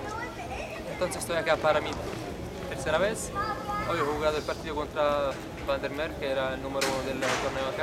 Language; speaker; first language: Spanish; non-native, learner; Italian